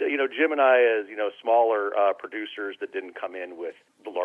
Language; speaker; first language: English; native; English